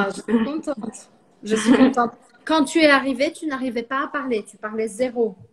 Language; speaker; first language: French; non-native, fluent; Portuguese